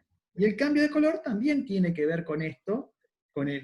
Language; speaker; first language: Spanish; native; Spanish